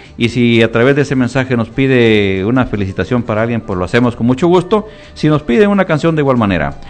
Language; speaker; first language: Spanish; native; Spanish